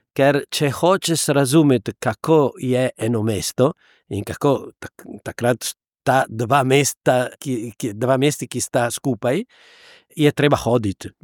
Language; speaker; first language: Slovenian; non-native, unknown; Italian